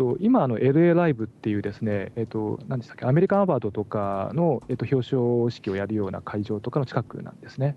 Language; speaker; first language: Japanese; native; Japanese